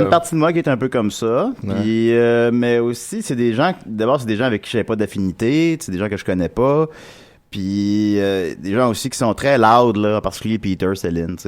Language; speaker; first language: French; native; French